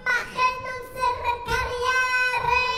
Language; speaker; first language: German; non-native, learner; Norwegian